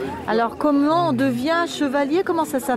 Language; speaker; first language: French; native; French